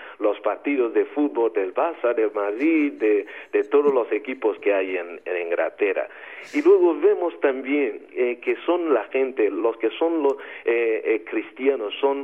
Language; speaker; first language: Spanish; non-native, fluent; Igbo